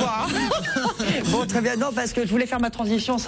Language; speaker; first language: French; native; French